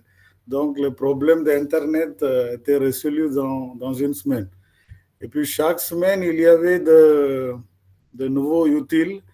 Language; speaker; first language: French; non-native, fluent; Malayalam